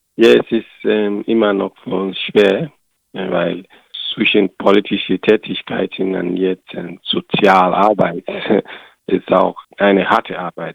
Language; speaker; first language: German; non-native, learner; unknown